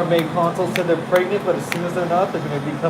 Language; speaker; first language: English; native; English